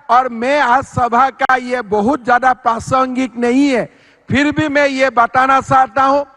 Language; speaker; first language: Hindi; non-native, local second language; Assamese